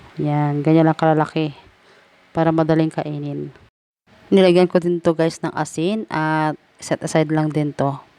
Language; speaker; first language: Filipino; native; Filipino